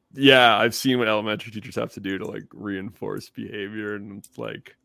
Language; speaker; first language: English; native; English